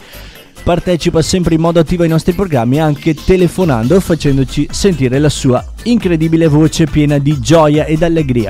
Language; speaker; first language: Italian; native; Italian